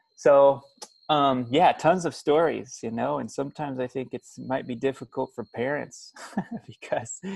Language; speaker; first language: English; native; English